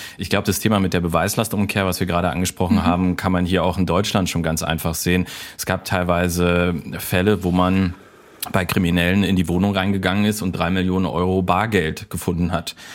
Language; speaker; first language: German; native; German